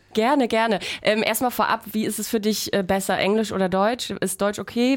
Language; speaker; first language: German; native; German